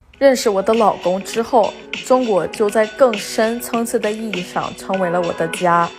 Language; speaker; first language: Chinese; non-native, fluent; English